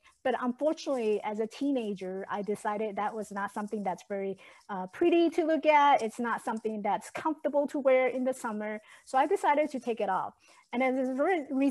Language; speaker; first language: English; non-native, fluent; Chinese